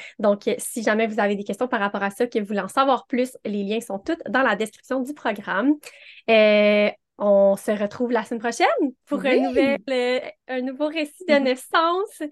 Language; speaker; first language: French; native; French